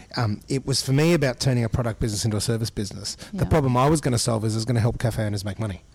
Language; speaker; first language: English; native; English